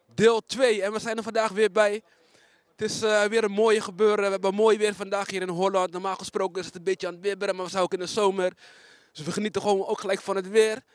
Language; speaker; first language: Dutch; native; Dutch